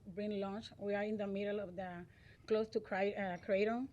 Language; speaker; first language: English; non-native, learner; Spanish